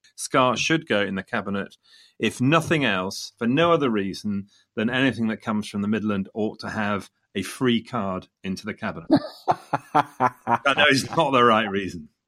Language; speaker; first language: English; native; English